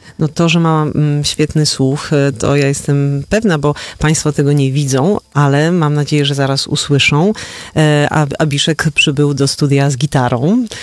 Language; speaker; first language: Polish; native; Polish